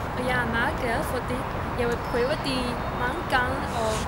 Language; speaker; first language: Danish; non-native, learner; Chinese